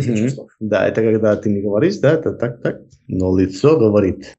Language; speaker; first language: Russian; non-native, learner; Spanish